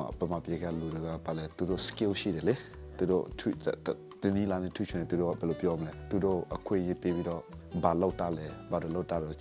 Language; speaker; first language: Burmese; non-native, local second language; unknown